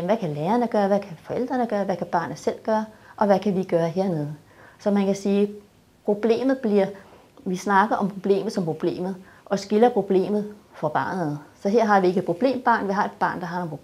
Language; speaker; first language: Danish; native; Danish